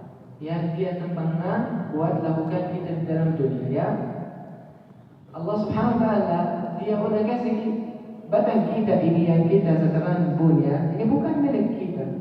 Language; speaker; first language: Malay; non-native, learner; Arabic